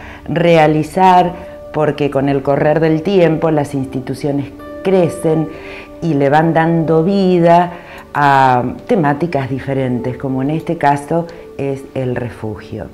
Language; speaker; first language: Spanish; native; Spanish